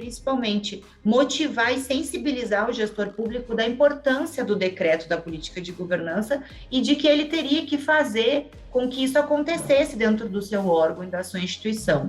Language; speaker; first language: Portuguese; native; Portuguese